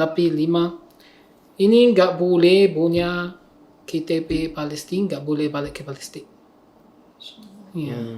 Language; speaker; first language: Indonesian; non-native, learner; Arabic